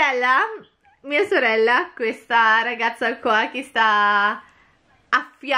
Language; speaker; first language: Italian; non-native, fluent; Filipino